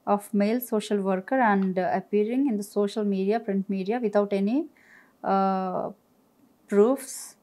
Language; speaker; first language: English; non-native, local second language; Telugu